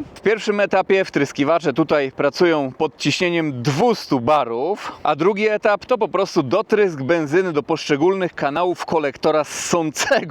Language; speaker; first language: Polish; native; Polish